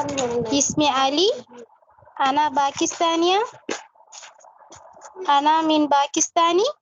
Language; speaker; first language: Arabic; non-native, learner; Tamil